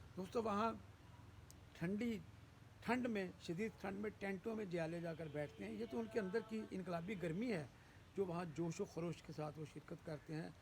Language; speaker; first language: Urdu; non-native, local second language; Punjabi